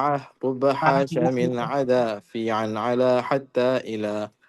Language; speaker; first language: Arabic; non-native, learner; Urdu